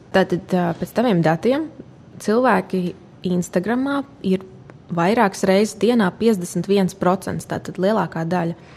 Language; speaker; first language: Latvian; native; Latvian